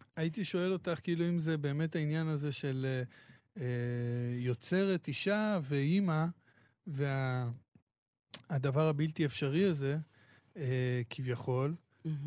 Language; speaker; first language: Hebrew; native; Hebrew